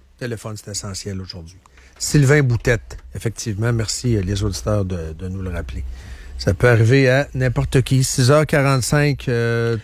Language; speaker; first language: French; native; French